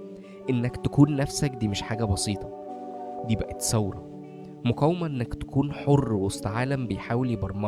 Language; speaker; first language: Arabic; native; Arabic